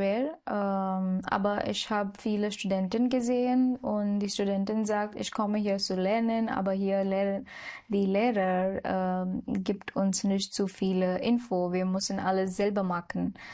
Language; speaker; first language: German; non-native, learner; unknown